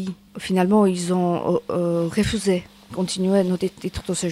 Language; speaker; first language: French; non-native, learner; Georgian